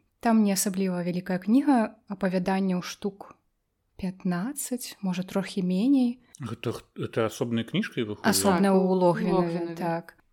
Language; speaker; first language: Belarusian; native; Belarusian